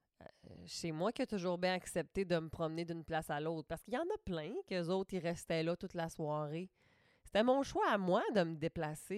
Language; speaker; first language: French; native; French